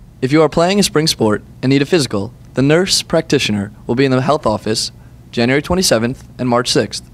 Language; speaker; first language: English; native; English